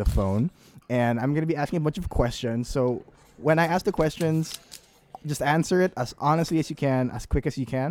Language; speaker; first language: English; non-native, local second language; Filipino